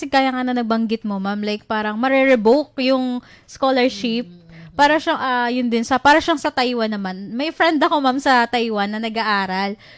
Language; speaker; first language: Filipino; native; Filipino